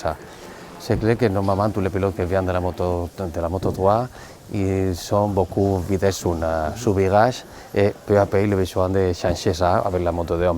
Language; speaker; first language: French; non-native, learner; Spanish